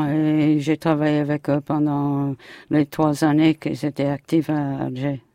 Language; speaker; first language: French; non-native, fluent; English